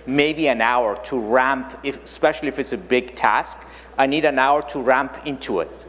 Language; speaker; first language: English; non-native, fluent; German